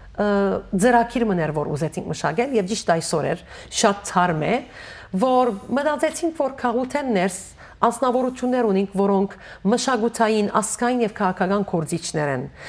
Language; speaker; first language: Armenian; native; Armenian